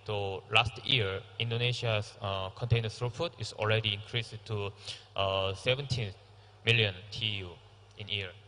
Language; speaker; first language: English; non-native, learner; Korean